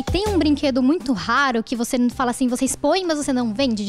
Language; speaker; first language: Portuguese; native; Portuguese